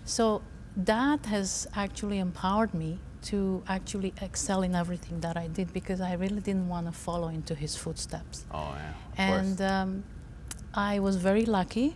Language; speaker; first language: English; non-native, fluent; Romanian